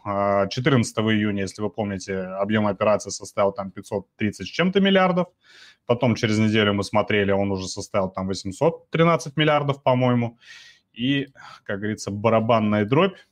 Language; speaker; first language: Russian; native; Russian